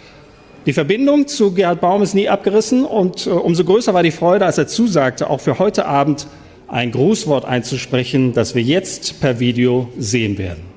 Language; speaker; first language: German; native; German